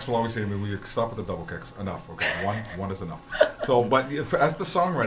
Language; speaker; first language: English; native; English